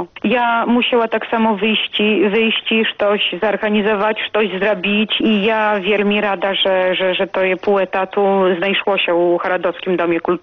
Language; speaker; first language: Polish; non-native, local second language; Belarusian